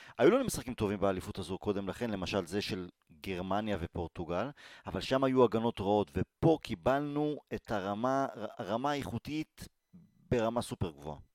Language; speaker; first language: Hebrew; native; Hebrew